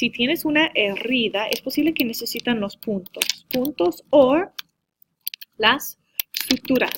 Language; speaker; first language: Spanish; non-native, learner; English